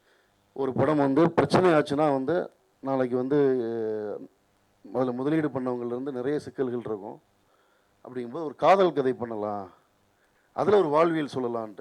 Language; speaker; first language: Tamil; native; Tamil